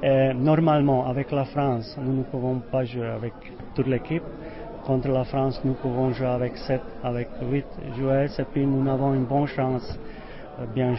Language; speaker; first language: French; non-native, learner; Czech